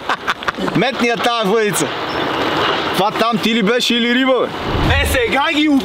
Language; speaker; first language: Bulgarian; native; Bulgarian